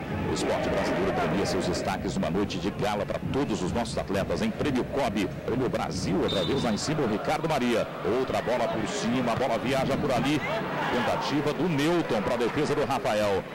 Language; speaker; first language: Portuguese; native; Portuguese